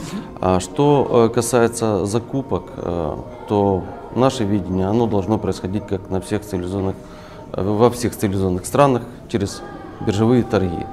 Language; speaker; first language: Russian; native; Russian